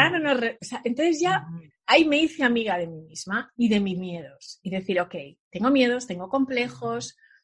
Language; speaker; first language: Spanish; early bilingual, other home language; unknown